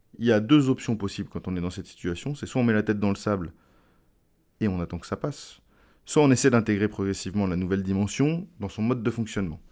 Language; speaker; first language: French; native; French